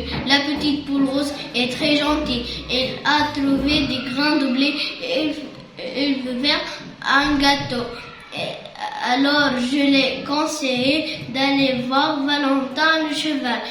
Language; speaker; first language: French; non-native, learner; Arabic